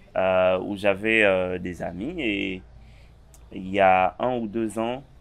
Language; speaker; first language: French; native; French